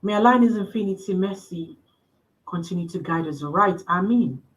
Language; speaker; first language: English; non-native, local second language; Yoruba